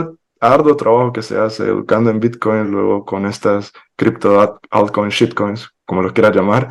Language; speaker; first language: Spanish; native; Spanish